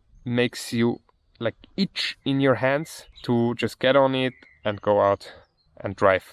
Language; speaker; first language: English; non-native, fluent; German